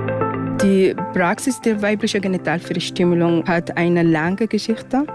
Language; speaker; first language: German; non-native, fluent; Arabic